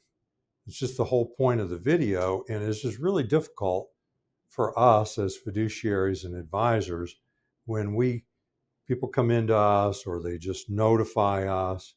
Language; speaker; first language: English; native; English